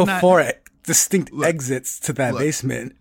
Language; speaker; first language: English; native; English